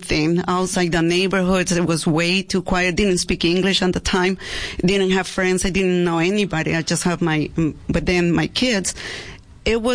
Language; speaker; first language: English; non-native, fluent; Spanish